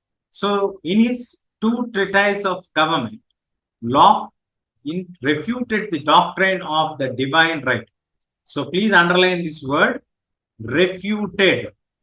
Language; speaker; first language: English; non-native, local second language; Telugu